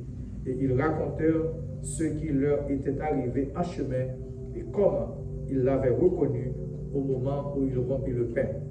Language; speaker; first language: French; non-native, local second language; Haitian Creole